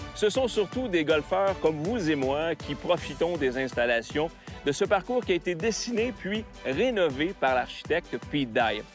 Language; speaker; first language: French; native; French